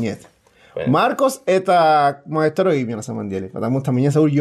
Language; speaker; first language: Russian; non-native, fluent; Spanish